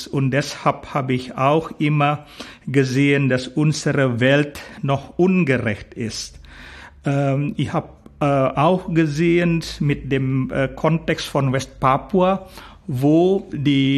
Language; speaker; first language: German; non-native, fluent; Indonesian